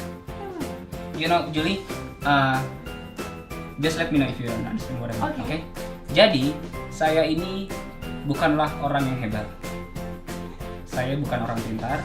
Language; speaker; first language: Indonesian; native; Indonesian